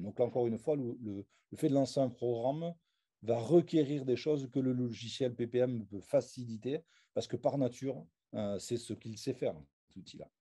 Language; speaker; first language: French; native; French